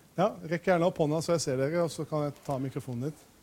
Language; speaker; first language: Norwegian; native; Norwegian